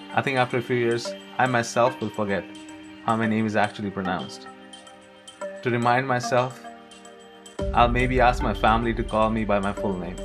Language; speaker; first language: English; non-native, local second language; Hindi